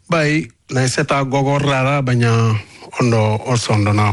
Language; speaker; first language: Basque; non-native, learner; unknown